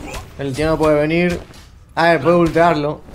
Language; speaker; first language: Spanish; native; Spanish